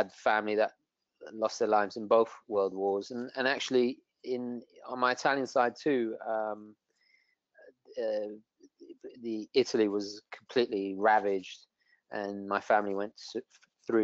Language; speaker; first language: English; non-native, local second language; Italian